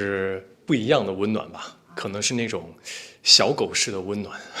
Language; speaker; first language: Chinese; native; Chinese